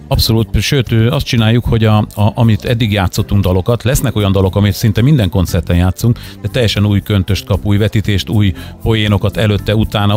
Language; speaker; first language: Hungarian; native; Hungarian